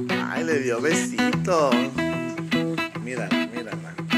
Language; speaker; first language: Spanish; native; Spanish